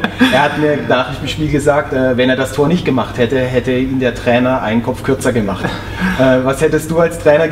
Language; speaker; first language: German; native; German